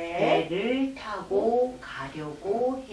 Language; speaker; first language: Korean; non-native, learner; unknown